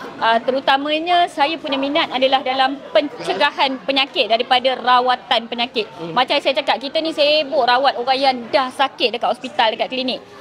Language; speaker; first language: Malay; non-native, local second language; Tamil